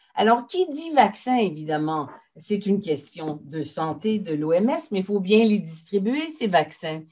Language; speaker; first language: French; native; French